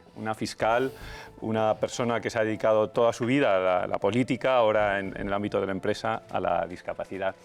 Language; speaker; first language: Spanish; native; Spanish